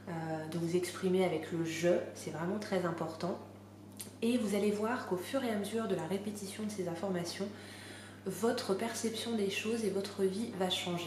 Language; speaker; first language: French; native; French